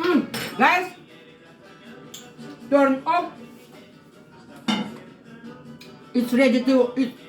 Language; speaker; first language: English; non-native, learner; Russian